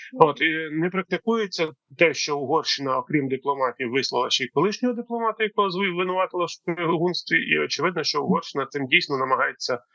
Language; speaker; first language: Ukrainian; native; Ukrainian